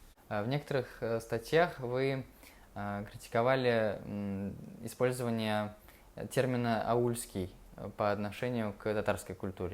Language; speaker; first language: Russian; native; Russian